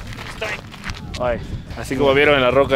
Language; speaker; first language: Spanish; native; Spanish